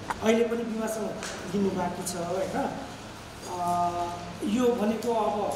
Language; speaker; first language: Nepali; native; Nepali